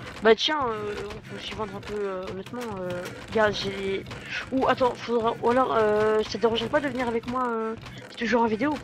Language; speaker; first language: French; native; French